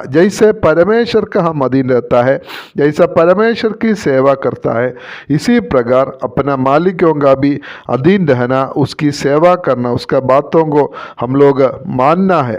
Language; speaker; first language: Hindi; non-native, local second language; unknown